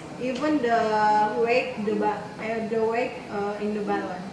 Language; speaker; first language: English; non-native, learner; Indonesian